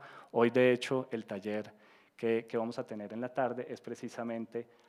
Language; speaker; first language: Spanish; native; Spanish